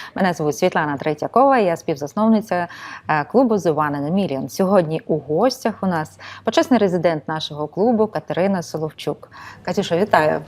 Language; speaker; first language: Ukrainian; native; Ukrainian